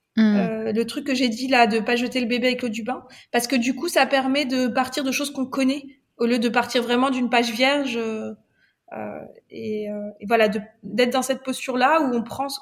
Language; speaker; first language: French; non-native, local second language; Arabic